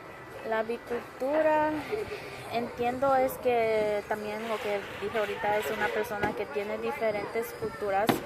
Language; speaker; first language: Spanish; early bilingual, other home language; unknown